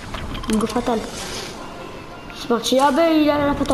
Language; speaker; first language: French; native; French